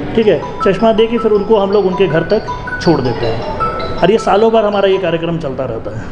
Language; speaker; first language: Hindi; native; Hindi